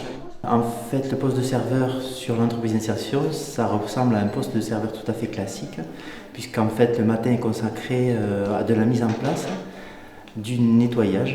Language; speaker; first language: French; native; French